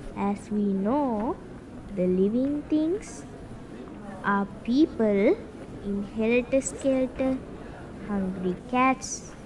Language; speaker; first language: English; non-native, local second language; Sinhala